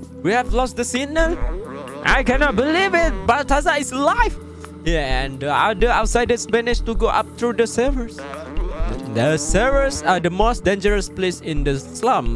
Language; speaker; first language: English; non-native, local second language; Malay